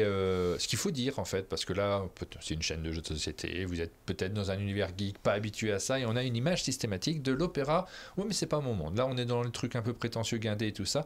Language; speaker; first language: French; native; French